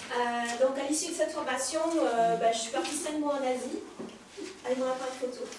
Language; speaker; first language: French; native; French